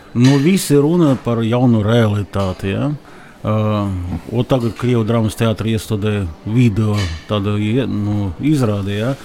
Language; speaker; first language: Latvian; non-native, local second language; Russian